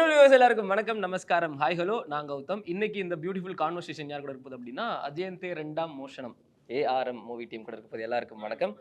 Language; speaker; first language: Tamil; native; Tamil